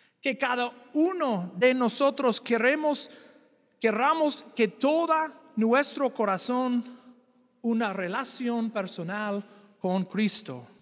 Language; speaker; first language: Spanish; non-native, fluent; English